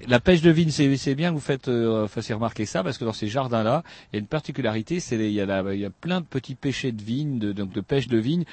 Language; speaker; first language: French; native; French